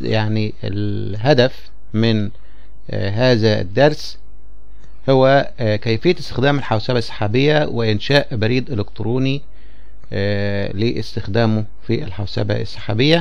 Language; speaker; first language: Arabic; native; Arabic